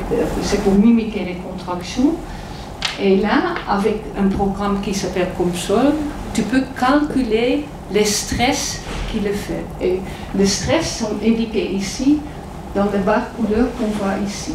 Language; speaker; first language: French; non-native, fluent; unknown